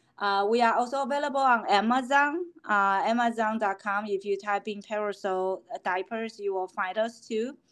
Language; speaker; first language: English; non-native, fluent; Chinese